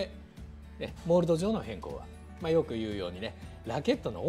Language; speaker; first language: Japanese; native; Japanese